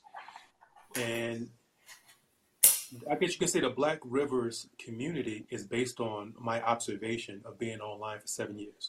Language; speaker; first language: English; native; English